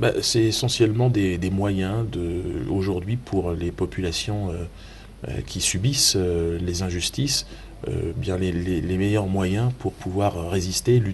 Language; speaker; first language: French; native; French